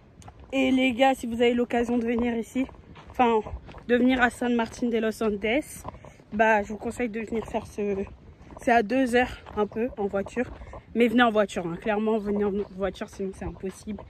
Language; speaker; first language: French; native; French